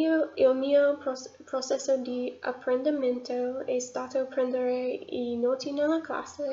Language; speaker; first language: Italian; non-native, learner; English